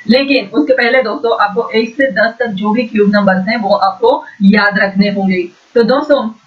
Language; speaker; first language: Hindi; non-native, local second language; Marathi